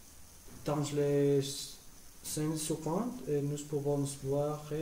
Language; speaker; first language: French; non-native, learner; Spanish